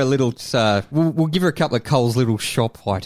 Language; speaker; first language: English; native; English